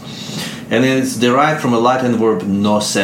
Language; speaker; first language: English; non-native, fluent; Russian